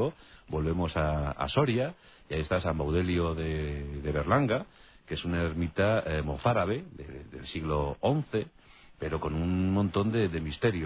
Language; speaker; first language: Spanish; native; Spanish